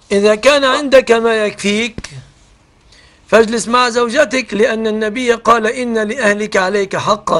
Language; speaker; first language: Arabic; native; Arabic